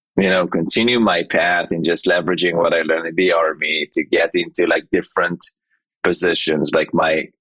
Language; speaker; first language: English; non-native, fluent; Hebrew